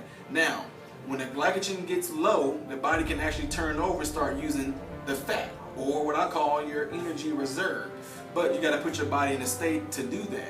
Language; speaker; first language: English; native; English